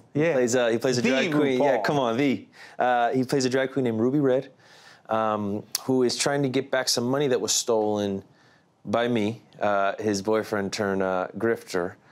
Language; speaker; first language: English; native; English